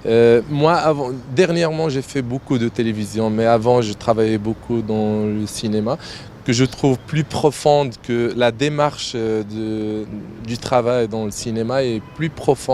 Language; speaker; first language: French; non-native, local second language; Arabic